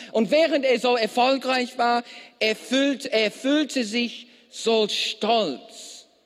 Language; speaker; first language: German; non-native, fluent; English